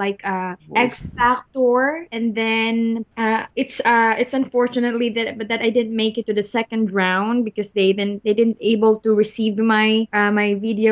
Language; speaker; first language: English; non-native, local second language; Cebuano